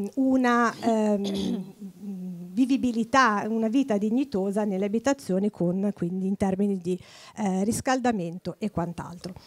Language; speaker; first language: Italian; native; Italian